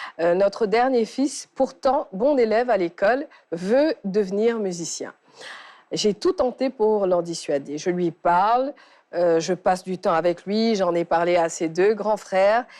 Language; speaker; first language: French; non-native, local second language; Wolof